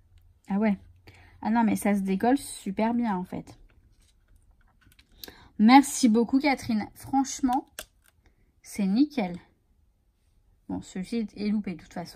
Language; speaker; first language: French; native; French